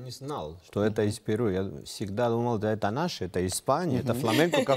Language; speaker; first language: Russian; non-native, learner; Spanish